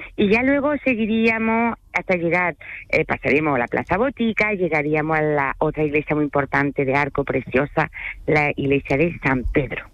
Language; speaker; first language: Spanish; non-native, fluent; French